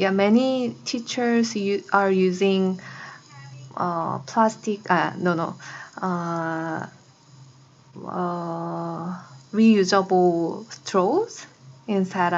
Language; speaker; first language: English; non-native, learner; Korean